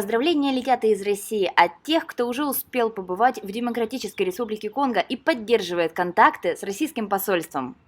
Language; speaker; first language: Russian; native; Russian